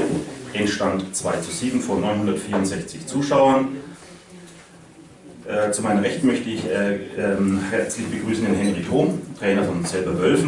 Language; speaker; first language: German; native; German